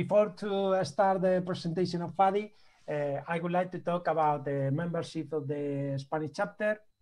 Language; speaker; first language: English; non-native, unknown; Spanish